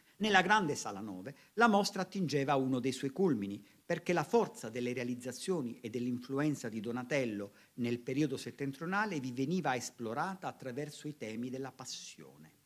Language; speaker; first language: Italian; native; Italian